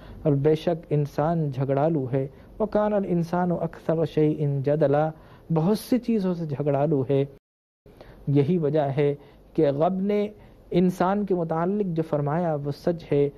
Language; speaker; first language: Urdu; native; Urdu